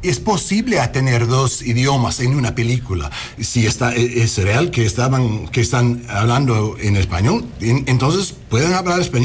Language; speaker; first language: Spanish; non-native, learner; English